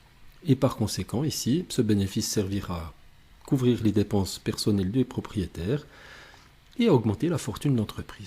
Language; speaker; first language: French; native; French